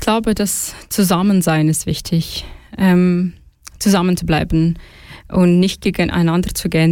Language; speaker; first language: German; non-native, fluent; Ukrainian